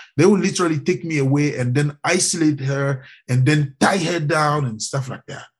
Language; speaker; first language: English; non-native, fluent; French